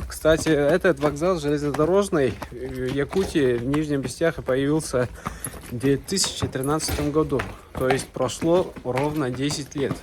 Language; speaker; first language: Russian; native; Russian